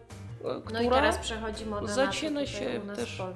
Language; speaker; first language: Polish; native; Polish